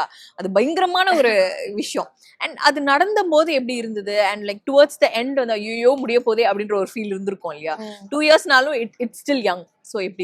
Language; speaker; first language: Tamil; native; Tamil